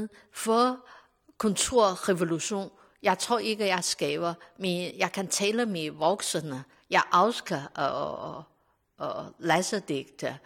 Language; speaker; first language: Danish; non-native, learner; Chinese